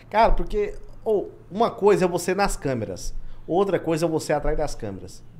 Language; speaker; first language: Portuguese; native; Portuguese